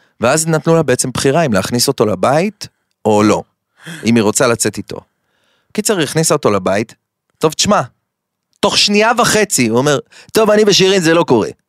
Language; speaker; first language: Hebrew; native; Hebrew